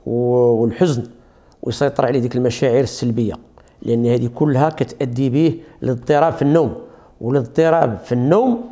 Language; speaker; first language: Arabic; native; Arabic